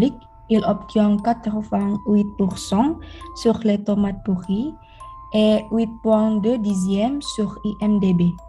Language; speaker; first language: French; non-native, learner; Indonesian